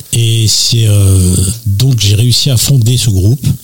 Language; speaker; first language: French; native; French